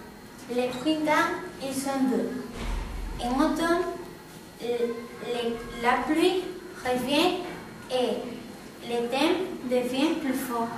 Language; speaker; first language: French; non-native, learner; Spanish